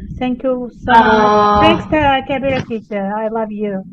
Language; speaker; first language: English; non-native, fluent; Azerbaijani